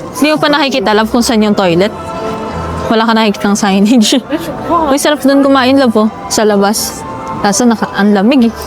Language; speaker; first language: Filipino; native; Filipino